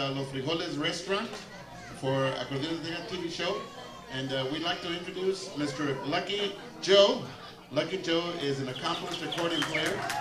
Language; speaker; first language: English; early bilingual, other home language; Spanish